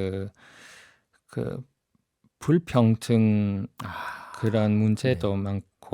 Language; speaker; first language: Korean; non-native, fluent; English